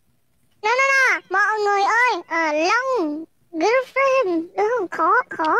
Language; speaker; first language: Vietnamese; non-native, learner; Indonesian